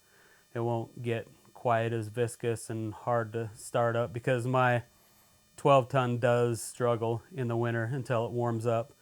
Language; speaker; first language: English; native; English